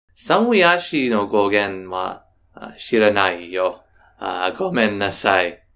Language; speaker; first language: Japanese; non-native, learner; English